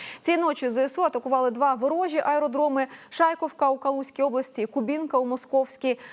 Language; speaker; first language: Ukrainian; native; Ukrainian